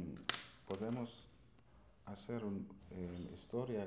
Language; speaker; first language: Spanish; non-native, fluent; English